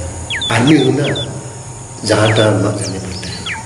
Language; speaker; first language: Hindi; non-native, local second language; Assamese